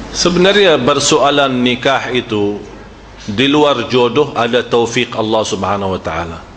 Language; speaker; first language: Malay; non-native, fluent; Arabic